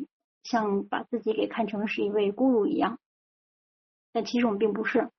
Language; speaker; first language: Chinese; native; Chinese